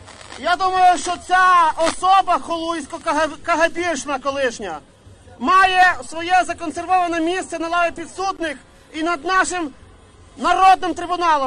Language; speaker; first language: Ukrainian; native; Ukrainian